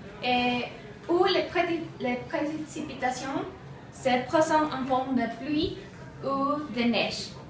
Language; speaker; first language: French; non-native, learner; Spanish